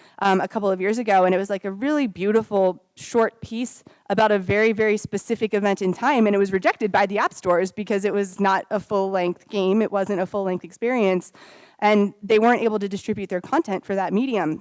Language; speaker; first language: English; native; English